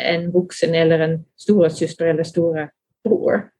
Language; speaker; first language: Swedish; non-native, fluent; Dutch